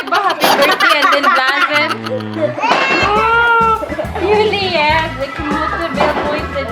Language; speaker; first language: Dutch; non-native, learner; Filipino